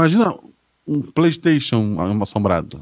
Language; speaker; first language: Portuguese; native; Portuguese